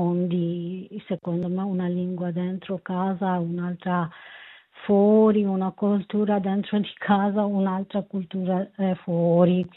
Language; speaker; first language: Italian; non-native, learner; Kurdish